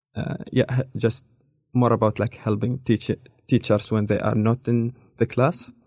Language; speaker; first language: English; non-native, learner; Arabic